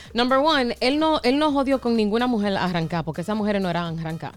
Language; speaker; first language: Spanish; early bilingual, heritage; Spanish